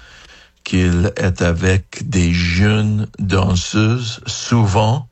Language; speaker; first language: French; non-native, learner; English